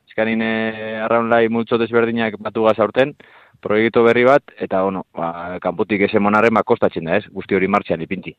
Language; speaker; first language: Basque; native; Basque